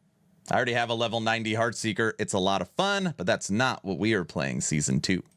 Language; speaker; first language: English; native; English